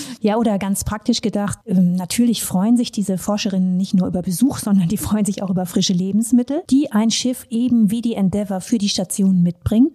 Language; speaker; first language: German; native; German